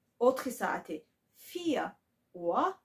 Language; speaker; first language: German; non-native, fluent; Georgian